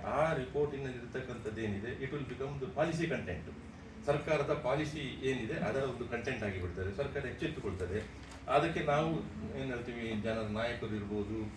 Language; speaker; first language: Kannada; non-native, local second language; Kodava